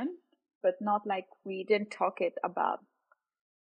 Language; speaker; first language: English; non-native, fluent; French